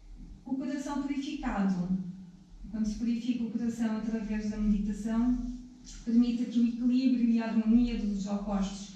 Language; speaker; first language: Portuguese; native; Portuguese